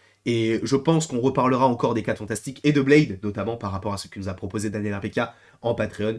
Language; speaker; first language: French; native; French